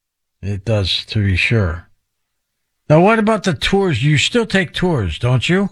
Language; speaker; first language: English; native; English